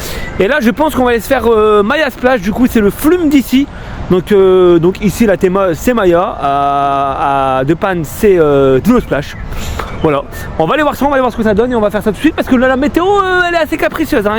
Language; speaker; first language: French; native; French